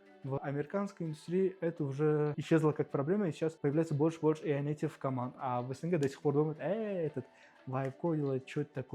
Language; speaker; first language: Russian; native; Russian